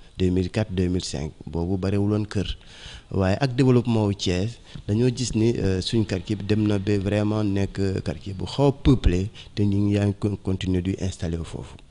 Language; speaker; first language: Wolof; non-native, local second language; Mandingo